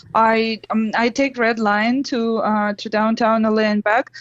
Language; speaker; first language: English; non-native, fluent; Russian